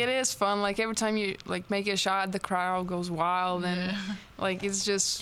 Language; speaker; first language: English; non-native, fluent; Latvian